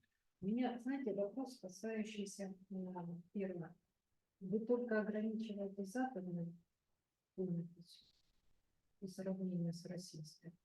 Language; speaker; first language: Russian; native; Russian